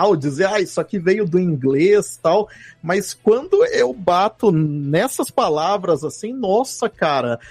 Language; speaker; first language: Portuguese; native; Portuguese